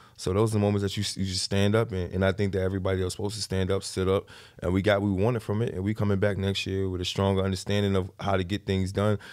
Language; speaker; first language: English; native; English